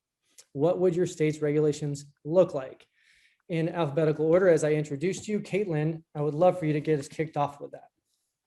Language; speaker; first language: English; native; English